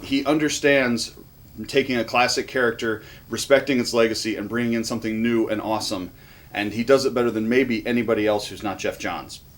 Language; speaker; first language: English; native; English